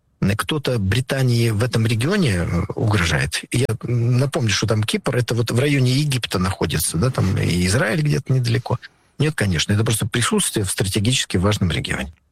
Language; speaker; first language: Russian; native; Russian